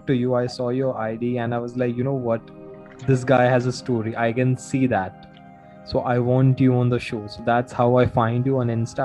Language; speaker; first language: English; non-native, local second language; Hindi